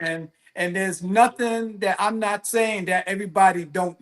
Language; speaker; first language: English; native; English